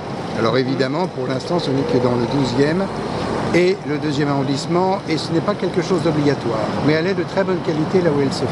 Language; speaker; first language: French; native; French